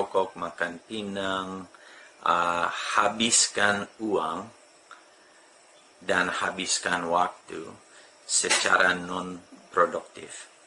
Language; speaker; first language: Indonesian; non-native, fluent; English